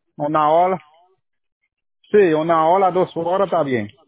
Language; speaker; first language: Spanish; non-native, learner; Haitian Creole